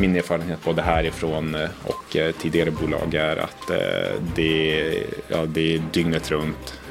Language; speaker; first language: Swedish; non-native, fluent; English